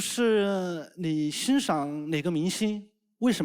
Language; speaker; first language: Chinese; native; Chinese